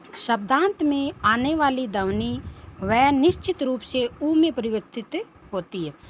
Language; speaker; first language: Hindi; native; Hindi